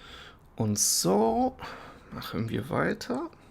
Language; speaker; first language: German; non-native, learner; English